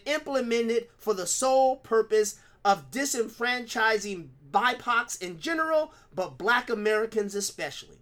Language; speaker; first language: English; native; English